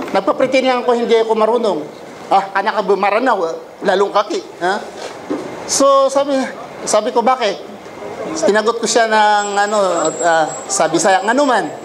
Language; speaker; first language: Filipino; non-native, local second language; Cebuano